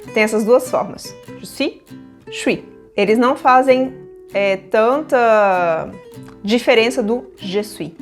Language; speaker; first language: Portuguese; native; Portuguese